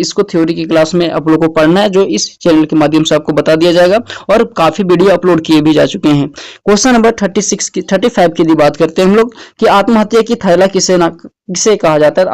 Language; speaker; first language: Hindi; native; Hindi